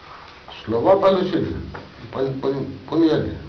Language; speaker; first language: Russian; non-native, learner; Bangla